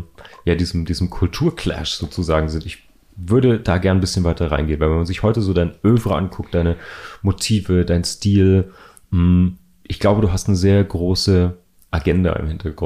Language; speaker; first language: German; native; German